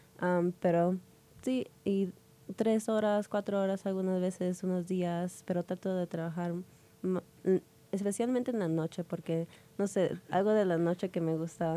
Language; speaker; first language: Spanish; early bilingual, heritage; Spanish